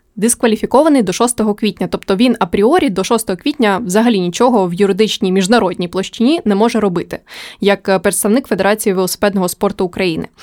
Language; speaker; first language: Ukrainian; native; Ukrainian